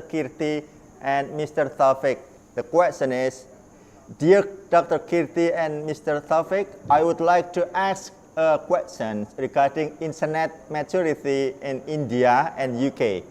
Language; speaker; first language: English; non-native, learner; Indonesian